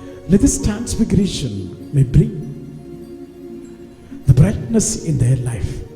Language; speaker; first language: English; non-native, local second language; Tamil